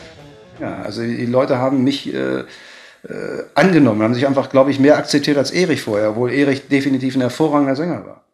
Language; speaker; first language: German; native; German